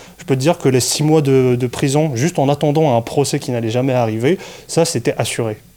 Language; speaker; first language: French; non-native, local second language; Arabic